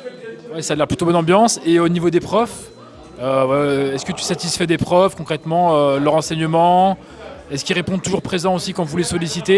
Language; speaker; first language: French; native; French